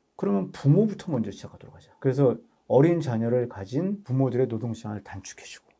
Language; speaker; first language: Korean; native; Korean